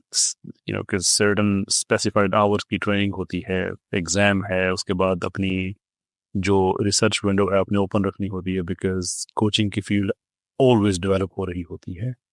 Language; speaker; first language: Urdu; non-native, local second language; Punjabi